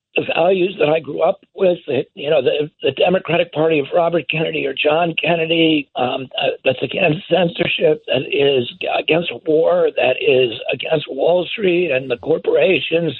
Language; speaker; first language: English; native; English